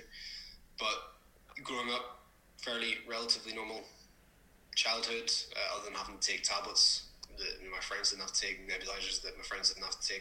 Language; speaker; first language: English; native; English